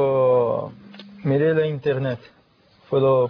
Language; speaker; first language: Spanish; non-native, fluent; Portuguese